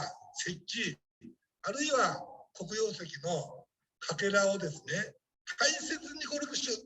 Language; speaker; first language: Japanese; native; Japanese